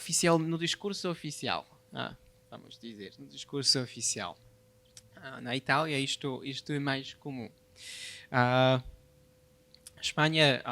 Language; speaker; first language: Portuguese; non-native, fluent; Polish